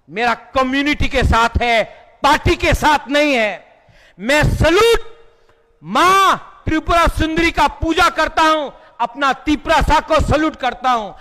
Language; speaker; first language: Hindi; non-native, local second language; Kok Borok